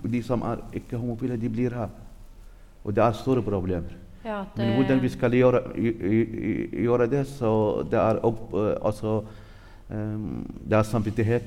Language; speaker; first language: Norwegian; non-native, learner; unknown